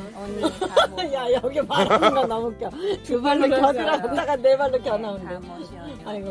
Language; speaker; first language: Korean; native; Korean